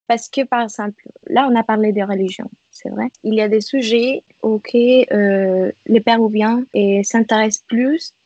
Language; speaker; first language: French; non-native, fluent; Spanish